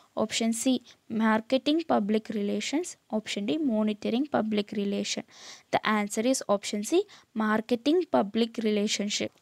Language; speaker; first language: English; non-native, local second language; Malayalam